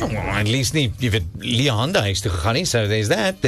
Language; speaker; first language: English; non-native, local second language; Afrikaans